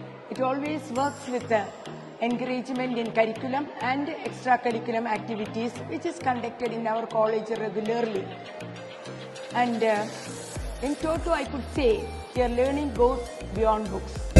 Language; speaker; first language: English; non-native, local second language; Malayalam